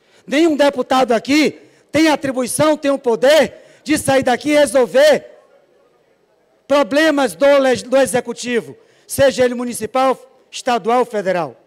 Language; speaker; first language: Portuguese; native; Portuguese